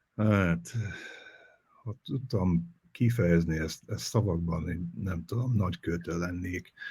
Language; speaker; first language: Hungarian; non-native, fluent; English